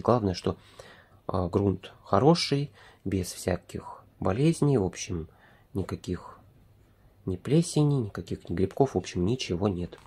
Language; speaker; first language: Russian; native; Russian